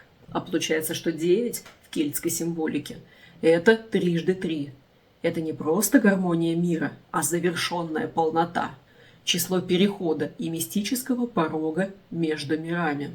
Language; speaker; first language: Russian; native; Russian